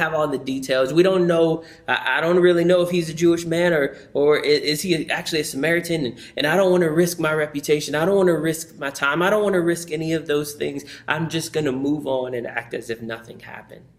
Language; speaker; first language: English; native; English